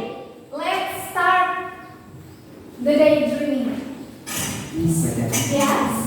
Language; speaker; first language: English; non-native, fluent; Indonesian